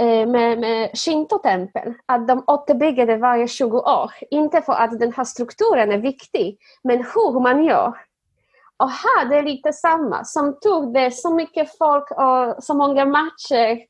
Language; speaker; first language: Swedish; non-native, fluent; Polish